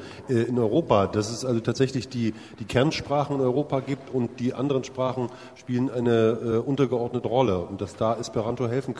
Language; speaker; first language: German; native; German